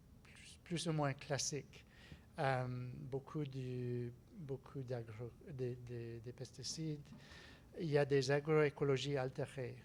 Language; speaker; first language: French; non-native, learner; English